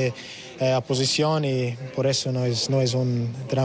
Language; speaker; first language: Spanish; non-native, learner; English